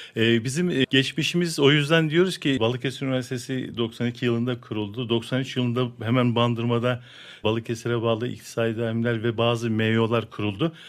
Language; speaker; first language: Turkish; native; Turkish